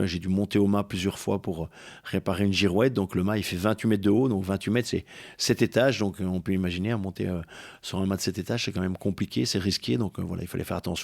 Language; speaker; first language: French; native; French